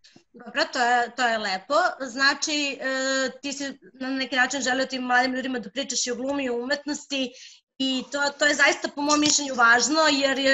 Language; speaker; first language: Serbian; native; Serbian